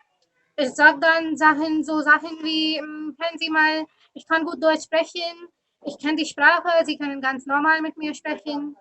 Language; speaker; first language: German; early bilingual, other home language; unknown